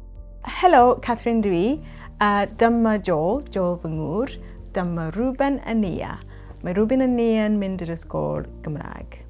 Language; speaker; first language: Welsh; non-native, local second language; English